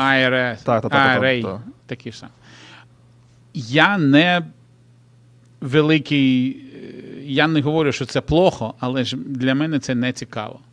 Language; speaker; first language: Ukrainian; non-native, local second language; Russian